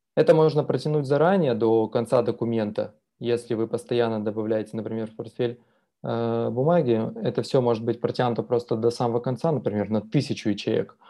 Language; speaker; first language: Russian; native; Russian